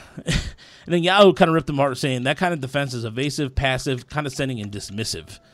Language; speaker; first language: English; early bilingual, other home language; Spanish